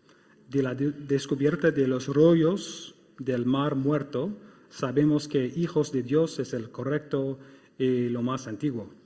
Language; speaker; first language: Spanish; non-native, fluent; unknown